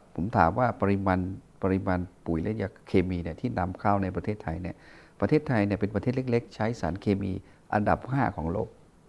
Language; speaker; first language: Thai; non-native, local second language; Karen languages